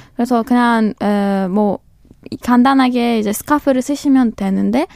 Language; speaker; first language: Korean; non-native, fluent; Persian